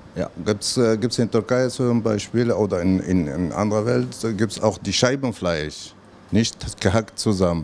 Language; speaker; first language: German; non-native, learner; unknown